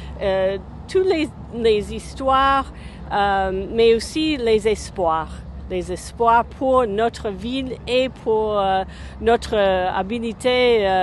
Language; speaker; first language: French; non-native, fluent; English